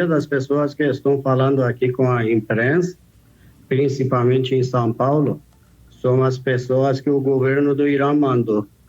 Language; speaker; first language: Portuguese; non-native, fluent; Persian